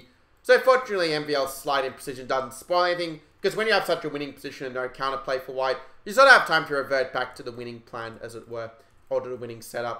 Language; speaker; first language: English; native; English